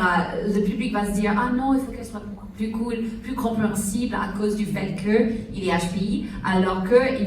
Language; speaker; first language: French; native; French